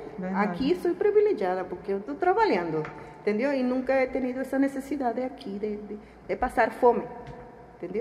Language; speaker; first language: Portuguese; non-native, learner; Spanish